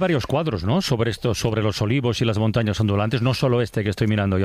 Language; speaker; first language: Spanish; native; Spanish